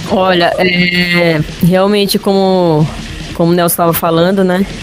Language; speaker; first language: Portuguese; native; Portuguese